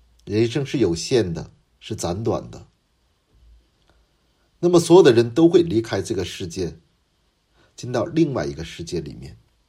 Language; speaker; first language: Chinese; non-native, fluent; Korean